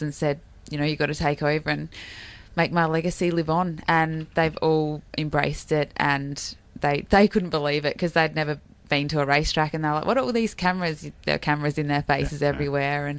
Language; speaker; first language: English; native; English